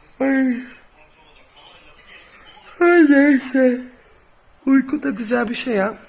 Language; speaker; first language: Turkish; early bilingual, heritage; Turkish